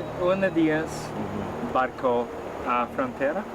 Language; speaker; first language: Spanish; non-native, learner; English